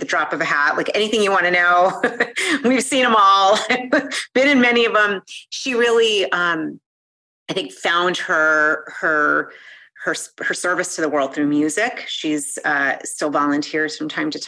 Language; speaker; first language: English; native; English